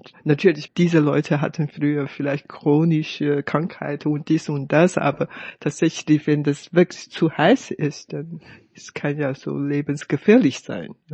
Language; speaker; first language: German; non-native, fluent; Chinese